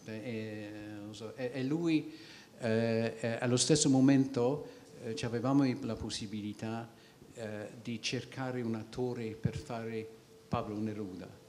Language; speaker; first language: Italian; non-native, fluent; English